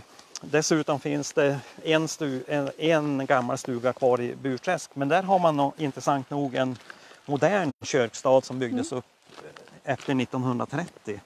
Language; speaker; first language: Swedish; native; Swedish